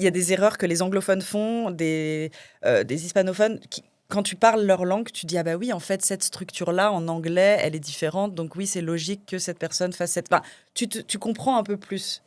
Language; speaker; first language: French; native; French